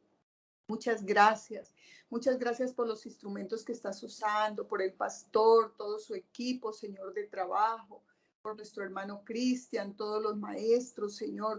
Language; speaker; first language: Spanish; native; Spanish